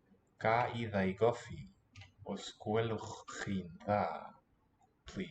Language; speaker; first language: Welsh; non-native, learner; English